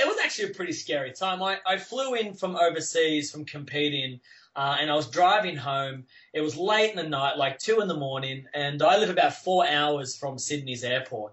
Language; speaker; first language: English; native; English